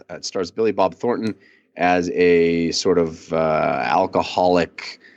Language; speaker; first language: English; early bilingual, other home language; Italian